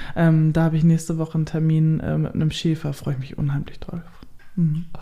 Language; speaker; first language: German; native; German